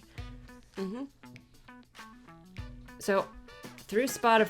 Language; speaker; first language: English; native; English